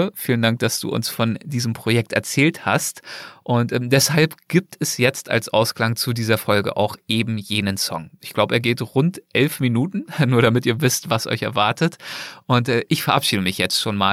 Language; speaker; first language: German; native; German